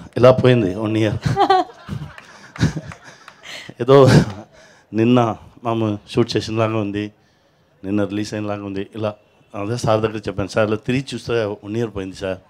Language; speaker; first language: Telugu; non-native, learner; Tamil